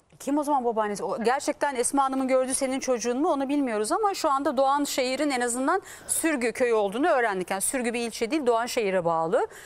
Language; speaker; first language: Turkish; native; Turkish